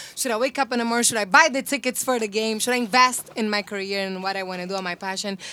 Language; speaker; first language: English; non-native, fluent; Portuguese